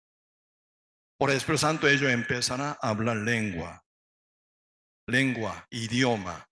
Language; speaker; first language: Spanish; non-native, learner; Korean